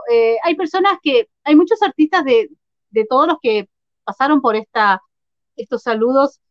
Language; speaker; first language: Spanish; native; Spanish